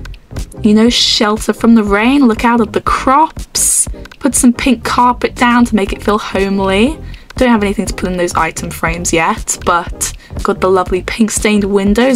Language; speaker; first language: English; native; English